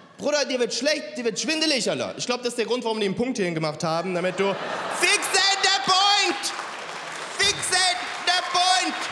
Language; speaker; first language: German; native; German